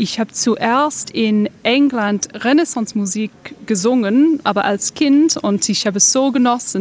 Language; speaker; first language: German; non-native, fluent; English